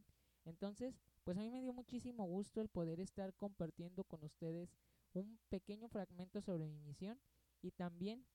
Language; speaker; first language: Spanish; native; Spanish